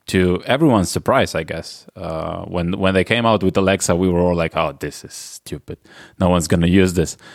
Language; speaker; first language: English; non-native, fluent; Slovenian